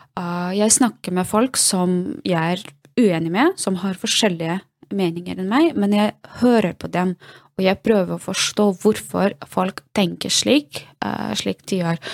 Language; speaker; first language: Norwegian; non-native, fluent; Russian